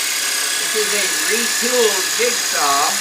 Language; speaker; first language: English; native; English